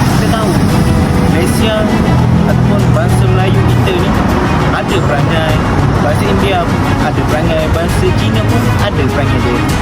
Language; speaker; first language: Malay; native; Malay